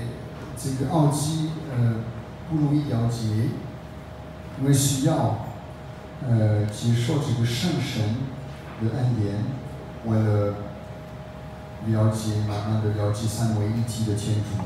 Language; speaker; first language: Chinese; non-native, fluent; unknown